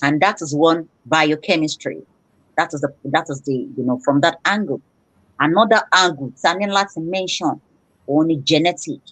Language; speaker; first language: English; non-native, local second language; Yoruba